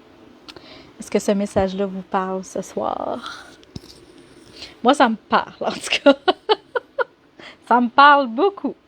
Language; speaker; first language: French; native; French